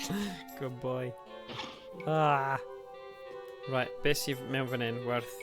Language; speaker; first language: Welsh; native; Welsh